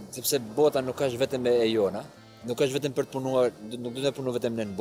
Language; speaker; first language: Albanian; early bilingual, heritage; Albanian